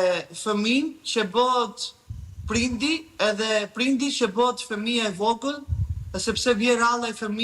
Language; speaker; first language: Albanian; early bilingual, heritage; Albanian